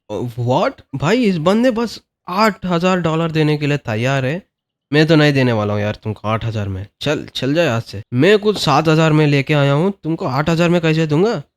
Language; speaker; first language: Hindi; non-native, local second language; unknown